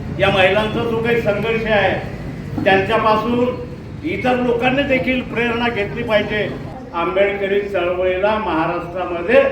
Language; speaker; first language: Marathi; native; Marathi